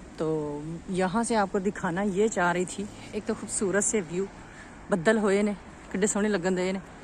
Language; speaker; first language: Urdu; native; Urdu